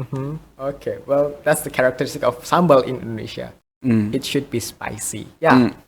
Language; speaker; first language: English; non-native, fluent; Indonesian